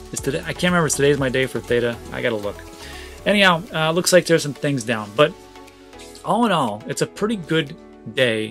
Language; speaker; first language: English; native; English